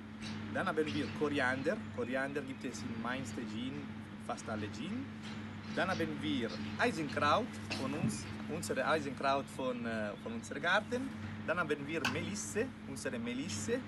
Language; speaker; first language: German; non-native, local second language; Italian